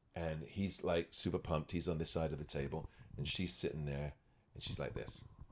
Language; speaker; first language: English; native; English